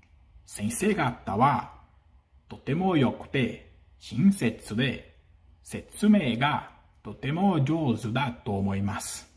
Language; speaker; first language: Japanese; non-native, learner; Portuguese